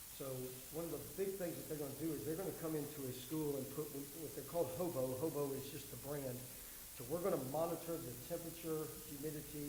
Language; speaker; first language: English; native; English